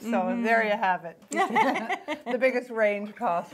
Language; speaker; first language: English; native; English